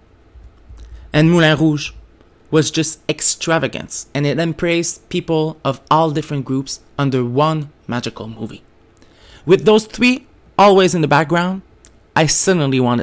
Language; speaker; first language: English; non-native, fluent; French